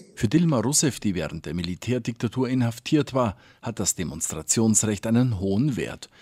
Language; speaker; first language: German; native; German